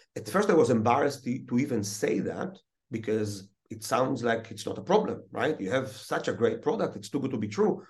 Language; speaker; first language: English; early bilingual, other home language; Hebrew